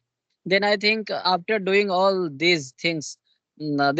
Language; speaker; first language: English; non-native, local second language; Hindi